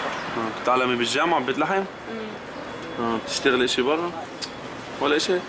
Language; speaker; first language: Hebrew; native; Hebrew